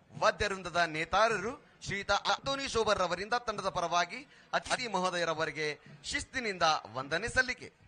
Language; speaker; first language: Kannada; native; Kannada